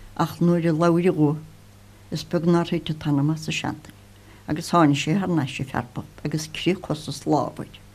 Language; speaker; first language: Irish; native; Irish